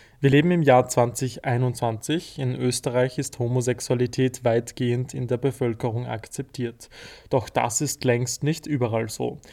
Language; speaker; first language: German; native; German